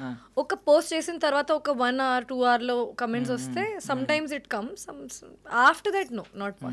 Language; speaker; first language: Telugu; non-native, learner; Hindi